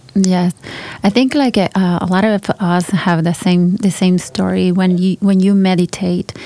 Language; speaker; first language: English; non-native, fluent; Spanish